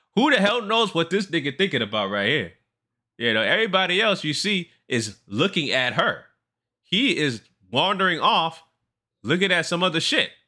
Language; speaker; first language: English; native; English